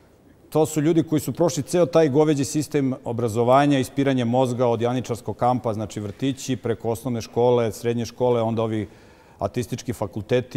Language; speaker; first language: Serbian; native; Serbian